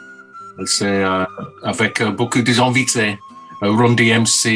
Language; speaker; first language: French; non-native, fluent; English